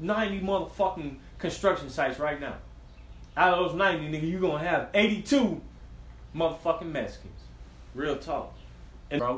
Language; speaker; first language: English; native; English